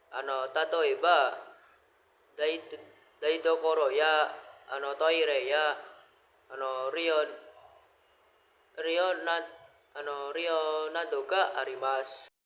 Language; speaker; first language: Japanese; non-native, learner; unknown